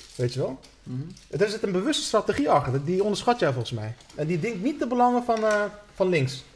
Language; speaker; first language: Dutch; early bilingual, other home language; Turkish